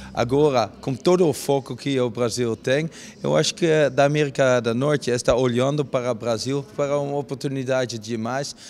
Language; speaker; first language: Portuguese; non-native, learner; Dutch